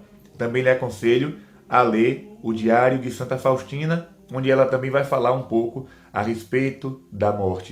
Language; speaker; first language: Portuguese; native; Portuguese